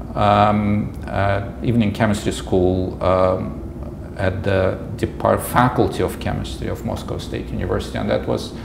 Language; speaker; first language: English; non-native, fluent; Russian